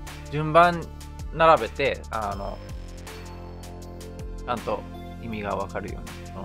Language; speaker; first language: Japanese; non-native, fluent; English